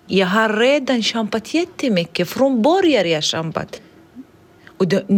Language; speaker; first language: Swedish; non-native, learner; Arabic